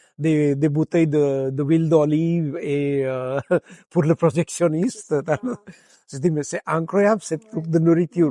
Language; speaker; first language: French; non-native, fluent; Gujarati